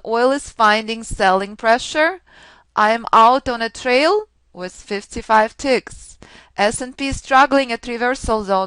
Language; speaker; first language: English; non-native, fluent; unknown